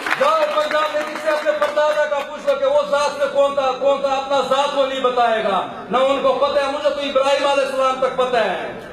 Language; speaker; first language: Urdu; non-native, local second language; Pashto